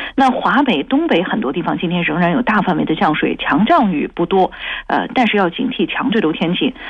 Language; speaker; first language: Chinese; native; Chinese